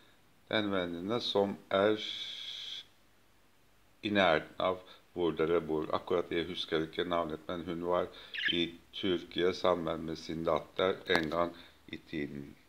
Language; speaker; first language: Swedish; non-native, fluent; Turkish